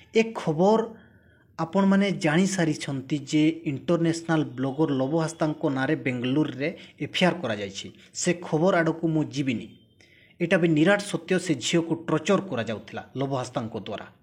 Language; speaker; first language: Odia; non-native, local second language; Santali